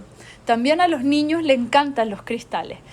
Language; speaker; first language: Spanish; native; Spanish